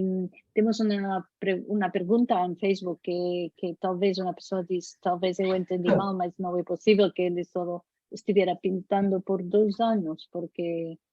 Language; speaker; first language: Portuguese; non-native, fluent; Spanish